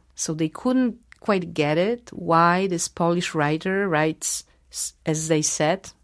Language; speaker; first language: English; non-native, fluent; Polish